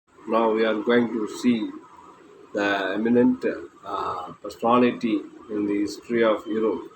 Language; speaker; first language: English; non-native, local second language; Tamil